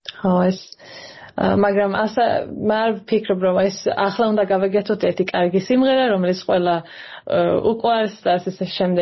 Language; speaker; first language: Georgian; early bilingual, heritage; Georgian